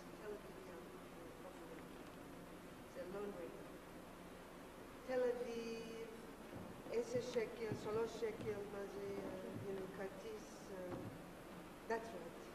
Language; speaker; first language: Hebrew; non-native, learner; English